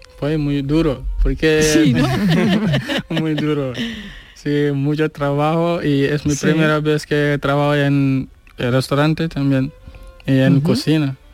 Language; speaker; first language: Spanish; non-native, learner; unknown